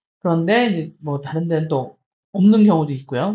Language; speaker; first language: Korean; native; Korean